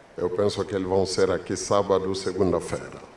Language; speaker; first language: Portuguese; non-native, learner; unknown